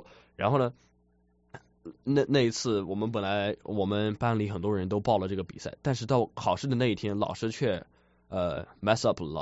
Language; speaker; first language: Chinese; early bilingual, heritage; Chinese